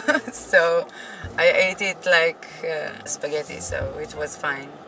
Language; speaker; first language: English; non-native, fluent; Hebrew